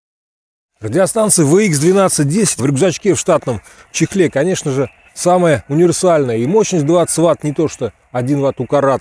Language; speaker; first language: Russian; native; Russian